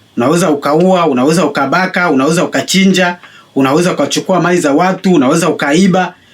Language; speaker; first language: Swahili; native; Swahili